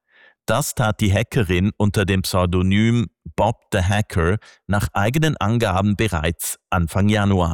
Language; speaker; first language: German; native; German